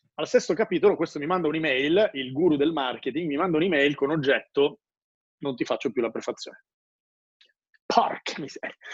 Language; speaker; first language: Italian; native; Italian